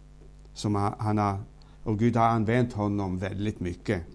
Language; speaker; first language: Swedish; non-native, fluent; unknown